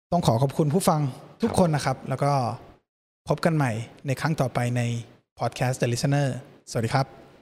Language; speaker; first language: Thai; early bilingual, other home language; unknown